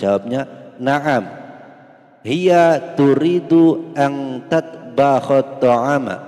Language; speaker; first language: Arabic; non-native, fluent; Indonesian